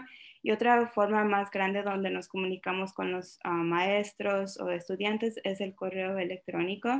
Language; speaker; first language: Spanish; early bilingual, other home language; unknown